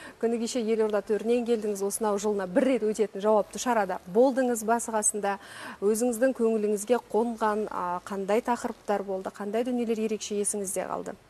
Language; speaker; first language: Kazakh; native; Kazakh